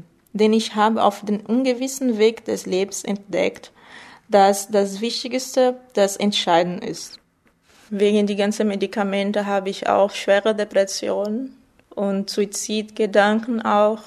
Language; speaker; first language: German; non-native, fluent; Portuguese